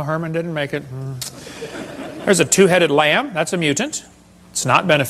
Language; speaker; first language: English; native; English